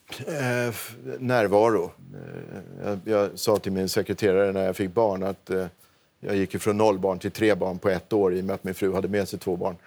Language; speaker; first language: Swedish; native; Swedish